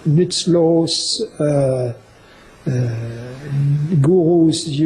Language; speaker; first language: German; non-native, fluent; French